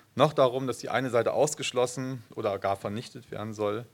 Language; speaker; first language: German; native; German